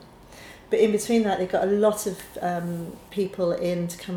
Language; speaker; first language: English; native; English